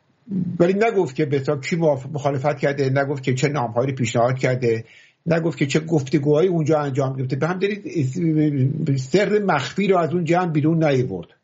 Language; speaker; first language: Persian; native; Persian